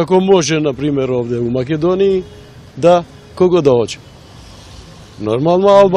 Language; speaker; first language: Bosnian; non-native, learner; Albanian